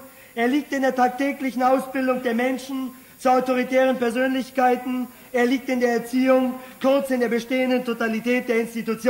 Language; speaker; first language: German; native; German